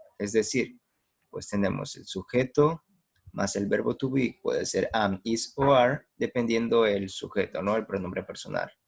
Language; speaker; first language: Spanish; native; Spanish